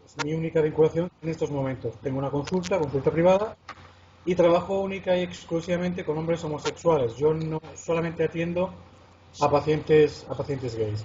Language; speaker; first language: Spanish; native; Spanish